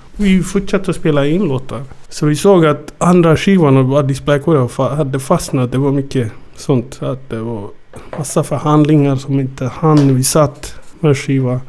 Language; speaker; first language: Swedish; early bilingual, other home language; Amharic